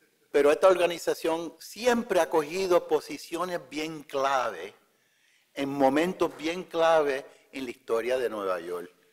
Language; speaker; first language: Spanish; early bilingual, heritage; Spanish